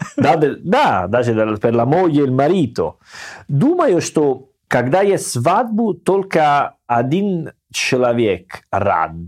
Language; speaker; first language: Russian; non-native, learner; Italian